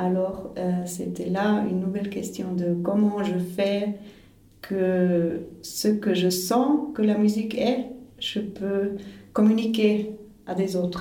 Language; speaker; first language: French; non-native, fluent; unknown